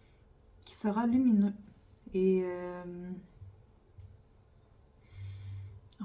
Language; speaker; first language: French; native; French